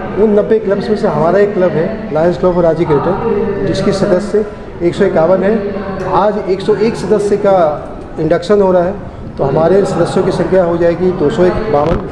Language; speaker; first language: Hindi; native; Hindi